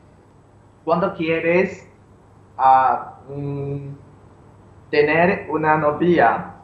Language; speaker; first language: Spanish; non-native, learner; English